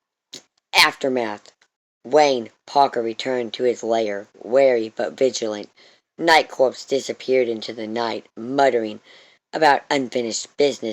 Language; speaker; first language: English; native; English